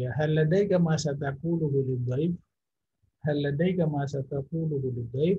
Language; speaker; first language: Arabic; non-native, fluent; Indonesian